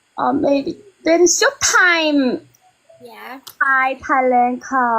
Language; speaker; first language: English; non-native, learner; Thai